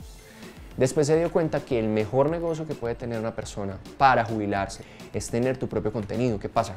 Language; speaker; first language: Spanish; native; Spanish